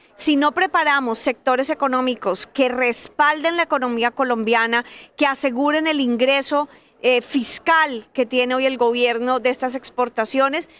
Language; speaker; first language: Spanish; native; Spanish